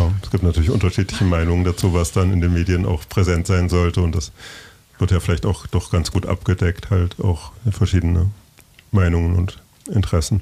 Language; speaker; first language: German; native; German